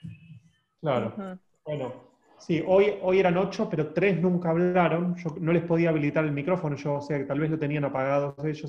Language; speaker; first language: Spanish; native; Spanish